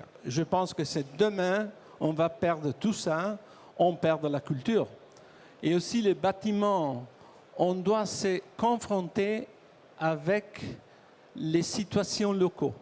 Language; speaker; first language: French; non-native, learner; Italian